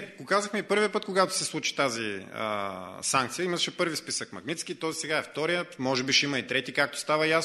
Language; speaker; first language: Bulgarian; native; Bulgarian